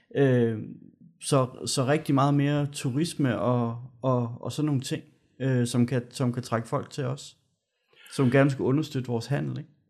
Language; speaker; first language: Danish; native; Danish